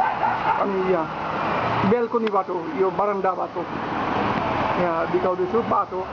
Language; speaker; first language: Nepali; non-native, local second language; Bangla